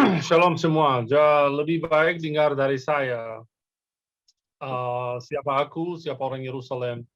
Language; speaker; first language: Indonesian; non-native, fluent; Arabic